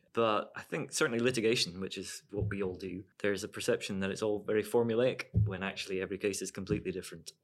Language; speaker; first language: English; native; English